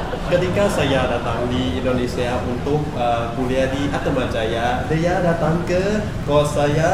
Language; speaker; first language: Indonesian; non-native, learner; Thai